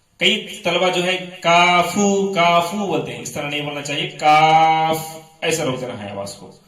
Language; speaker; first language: Urdu; native; Urdu